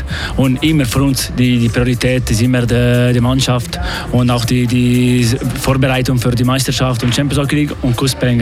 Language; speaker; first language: German; non-native, local second language; French